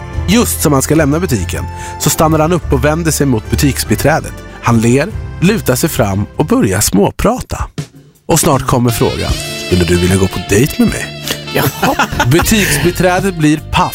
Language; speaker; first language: Swedish; native; Swedish